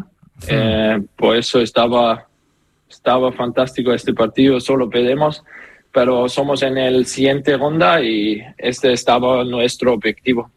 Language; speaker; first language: Spanish; non-native, learner; German